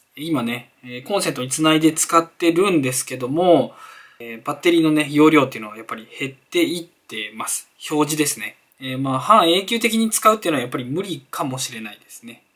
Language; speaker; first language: Japanese; native; Japanese